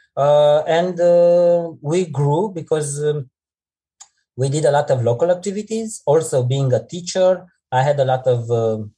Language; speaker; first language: English; non-native, fluent; Romanian